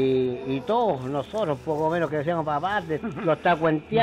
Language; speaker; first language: Spanish; native; Spanish